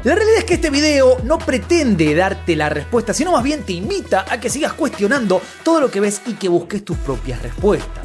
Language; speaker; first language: Spanish; native; Spanish